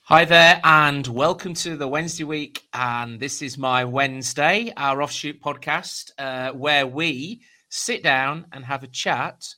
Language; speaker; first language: English; native; English